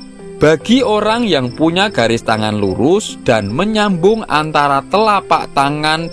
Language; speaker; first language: Indonesian; non-native, local second language; Javanese